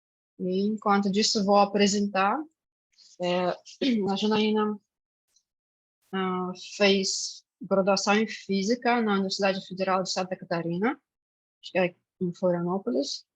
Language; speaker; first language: Portuguese; non-native, fluent; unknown